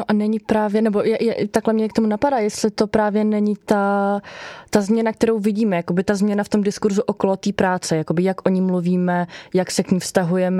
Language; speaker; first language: Czech; native; Czech